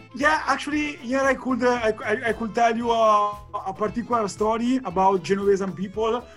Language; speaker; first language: English; non-native, fluent; Italian